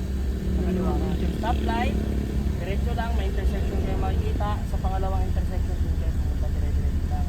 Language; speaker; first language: Filipino; native; Filipino